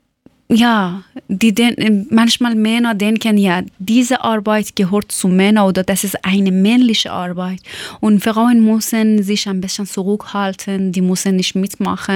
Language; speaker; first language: German; non-native, learner; Persian